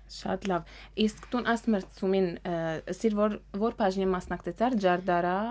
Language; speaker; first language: Armenian; early bilingual, heritage; Armenian